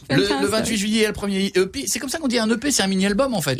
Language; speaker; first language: French; native; French